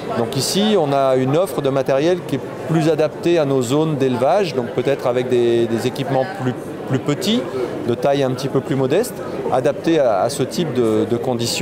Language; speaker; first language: French; native; French